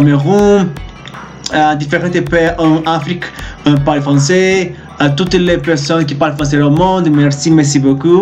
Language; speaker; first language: French; non-native, learner; Spanish